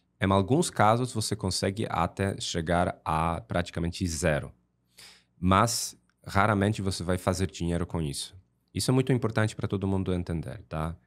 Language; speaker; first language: Portuguese; non-native, fluent; Polish